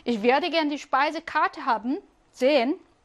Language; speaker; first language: German; non-native, fluent; Korean